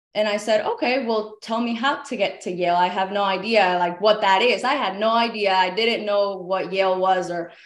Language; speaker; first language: English; early bilingual, other home language; Spanish